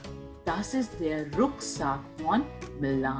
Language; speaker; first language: German; non-native, fluent; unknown